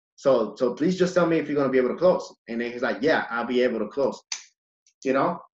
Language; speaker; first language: English; early bilingual, other home language; Spanish